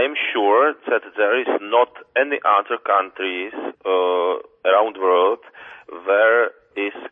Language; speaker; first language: English; non-native, fluent; Czech